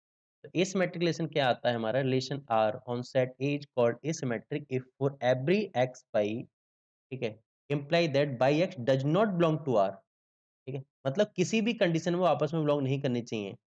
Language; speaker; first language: Hindi; native; Hindi